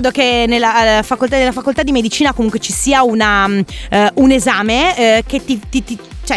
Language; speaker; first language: Italian; native; Italian